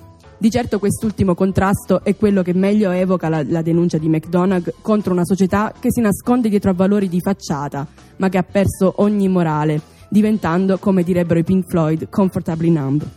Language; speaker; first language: Italian; native; Italian